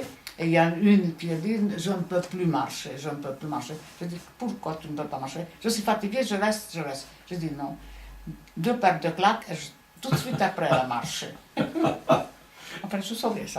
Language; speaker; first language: French; non-native, fluent; Hungarian